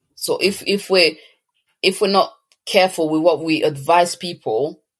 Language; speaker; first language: English; early bilingual, other home language; French